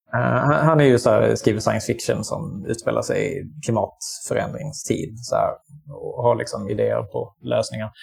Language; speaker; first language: Swedish; native; Swedish